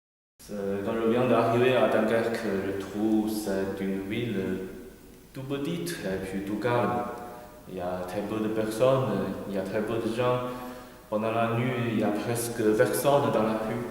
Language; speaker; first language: French; non-native, learner; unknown